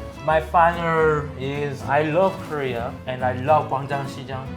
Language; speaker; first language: English; native; English